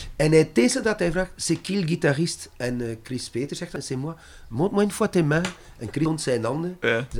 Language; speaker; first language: Dutch; non-native, fluent; French